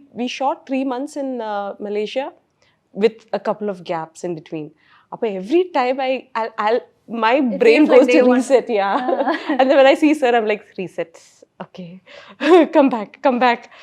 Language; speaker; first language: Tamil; non-native, learner; Malayalam